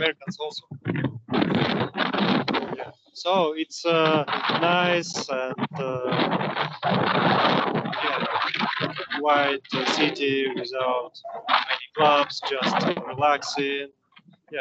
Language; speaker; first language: English; non-native, learner; Russian